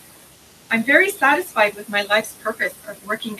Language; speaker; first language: English; native; English